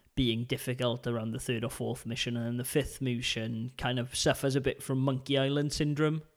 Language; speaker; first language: English; native; English